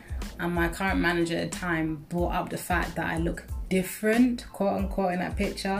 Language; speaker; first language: English; native; English